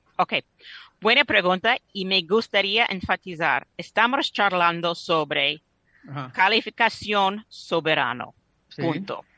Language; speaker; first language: Spanish; non-native, fluent; English